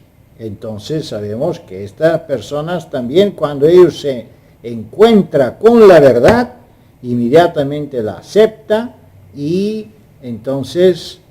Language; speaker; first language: Spanish; non-native, fluent; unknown